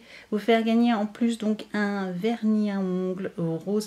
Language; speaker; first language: French; native; French